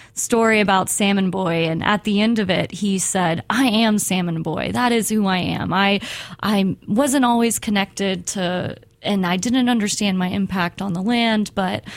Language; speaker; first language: English; native; English